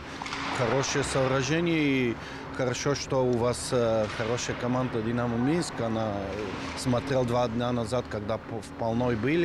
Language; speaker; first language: Russian; non-native, learner; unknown